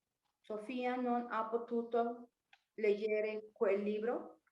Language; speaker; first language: Italian; non-native, learner; Spanish